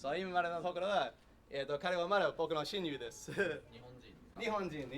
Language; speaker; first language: Japanese; non-native, learner; English